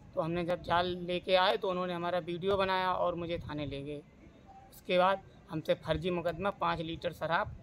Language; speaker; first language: Hindi; native; Hindi